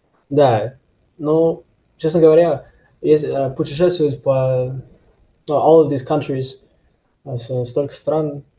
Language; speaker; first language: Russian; early bilingual, heritage; Russian